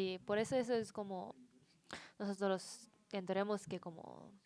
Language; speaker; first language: Spanish; non-native, learner; Japanese